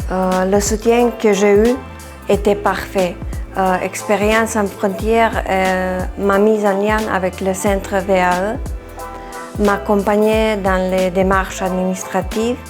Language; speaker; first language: French; non-native, fluent; Serbian